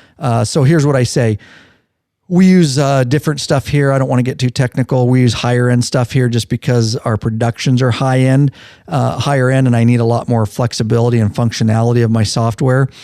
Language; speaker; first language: English; native; English